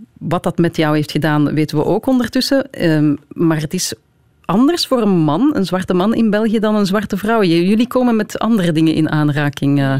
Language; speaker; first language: Dutch; native; Dutch